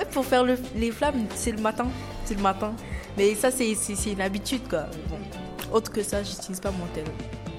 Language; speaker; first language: French; native; French